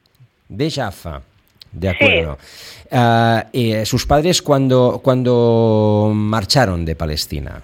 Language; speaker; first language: Spanish; non-native, local second language; Catalan